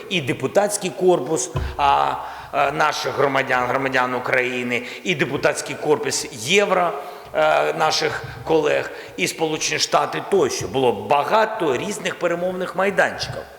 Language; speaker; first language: Ukrainian; non-native, local second language; Russian